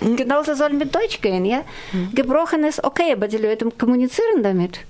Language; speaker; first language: German; non-native, fluent; Russian